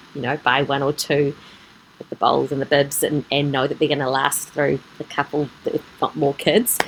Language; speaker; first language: English; native; English